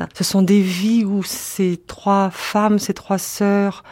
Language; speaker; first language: French; native; French